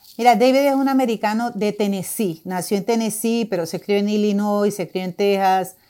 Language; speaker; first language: Spanish; native; Spanish